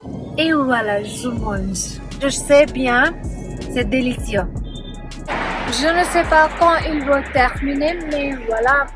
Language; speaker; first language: French; non-native, learner; Punjabi